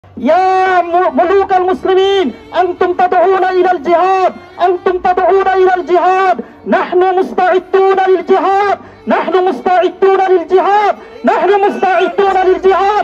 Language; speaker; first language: Arabic; non-native, learner; Bangla